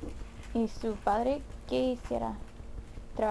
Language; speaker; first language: Spanish; early bilingual, heritage; Spanish